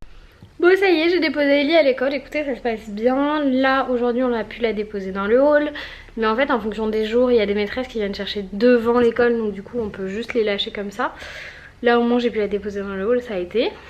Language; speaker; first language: French; native; French